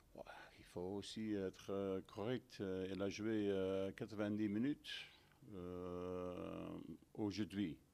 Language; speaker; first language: French; non-native, fluent; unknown